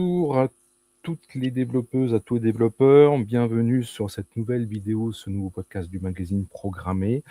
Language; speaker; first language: French; native; French